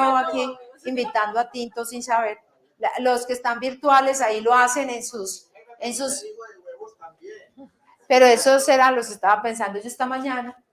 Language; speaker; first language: Spanish; native; Spanish